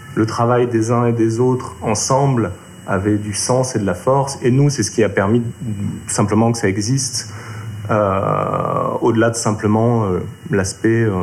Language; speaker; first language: French; native; French